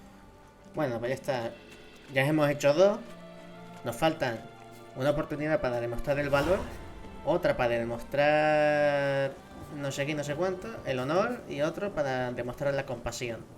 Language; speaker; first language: Spanish; native; Spanish